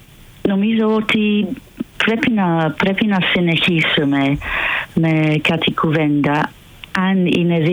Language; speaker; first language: Greek; non-native, fluent; English